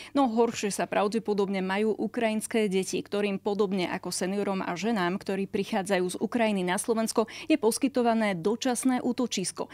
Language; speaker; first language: Slovak; native; Slovak